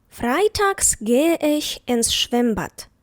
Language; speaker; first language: German; non-native, fluent; Ukrainian